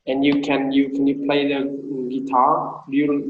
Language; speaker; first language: English; non-native, fluent; Vietnamese